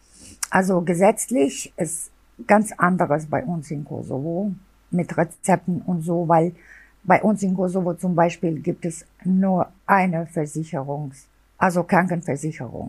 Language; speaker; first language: German; non-native, local second language; Albanian